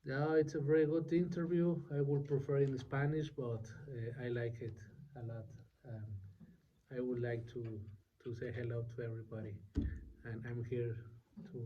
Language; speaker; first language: English; non-native, learner; Spanish